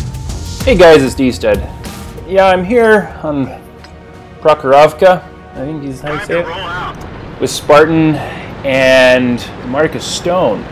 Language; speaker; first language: English; native; English